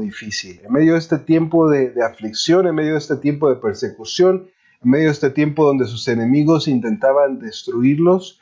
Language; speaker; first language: Spanish; native; Spanish